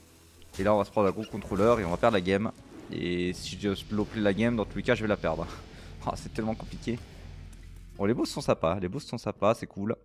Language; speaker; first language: French; native; French